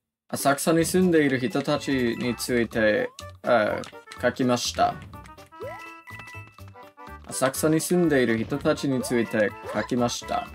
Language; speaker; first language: Japanese; non-native, learner; English